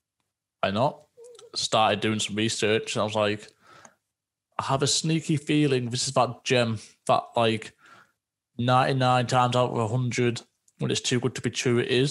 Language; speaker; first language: English; native; English